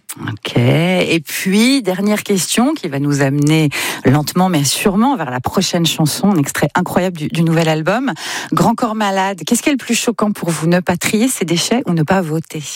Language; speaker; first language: French; native; French